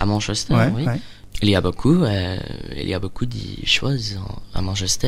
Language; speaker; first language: French; non-native, learner; English